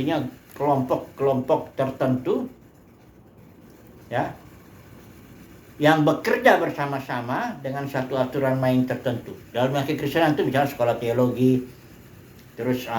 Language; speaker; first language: Indonesian; native; Indonesian